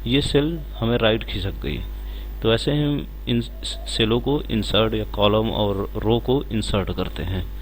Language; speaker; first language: Hindi; native; Hindi